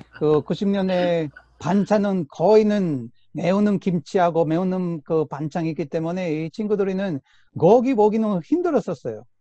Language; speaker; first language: Korean; non-native, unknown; Spanish